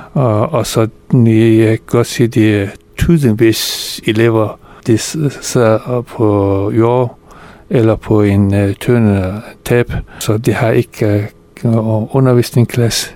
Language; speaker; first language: Danish; non-native, fluent; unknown